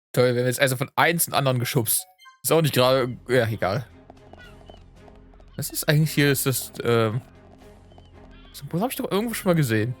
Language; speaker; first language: German; native; German